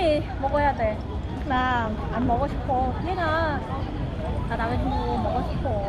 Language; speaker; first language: Korean; non-native, learner; Vietnamese